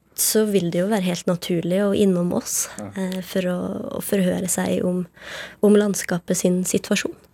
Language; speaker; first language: Norwegian; native; Norwegian